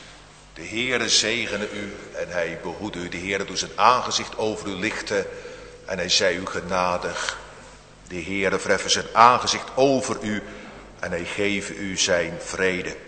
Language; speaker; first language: Dutch; native; Dutch